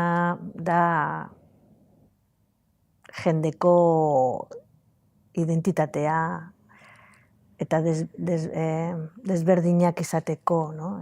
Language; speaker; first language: Basque; non-native, learner; Spanish